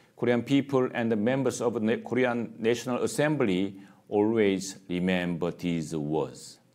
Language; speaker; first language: English; non-native, fluent; Korean